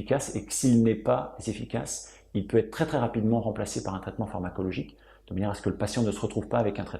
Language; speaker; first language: French; native; French